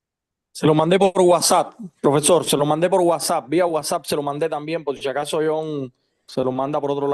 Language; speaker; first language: Spanish; native; Spanish